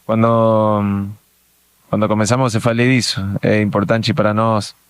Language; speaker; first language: Portuguese; non-native, learner; Spanish